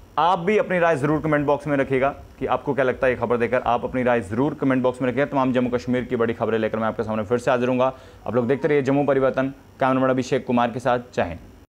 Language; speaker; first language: Hindi; native; Hindi